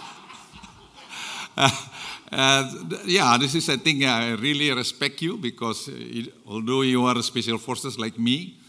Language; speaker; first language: English; non-native, fluent; Indonesian